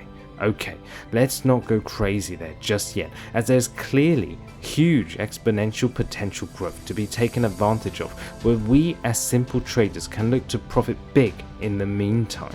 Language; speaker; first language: English; native; English